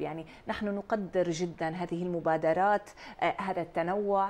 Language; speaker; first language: Arabic; native; Arabic